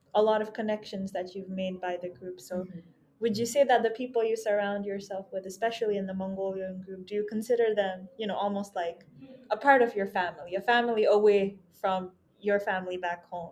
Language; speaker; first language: English; non-native, local second language; Nepali